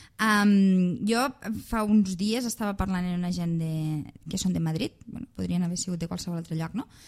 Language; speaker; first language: Catalan; native; Catalan